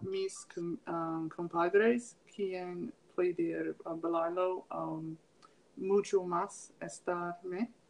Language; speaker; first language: Spanish; non-native, learner; English